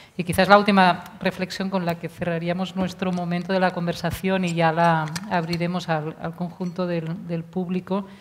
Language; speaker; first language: Spanish; non-native, local second language; Catalan